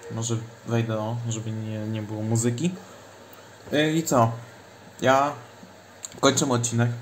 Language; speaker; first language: Polish; native; Polish